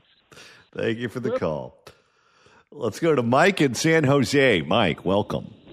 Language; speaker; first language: English; native; English